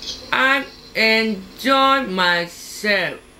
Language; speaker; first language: English; non-native, learner; Japanese